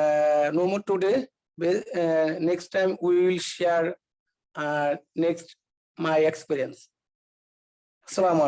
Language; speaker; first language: English; non-native, learner; Bangla